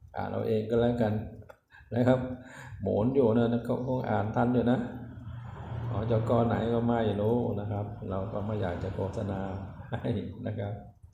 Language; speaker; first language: Thai; non-native, local second language; Northeastern Thai